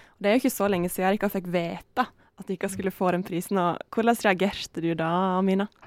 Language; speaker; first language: Norwegian; native; Norwegian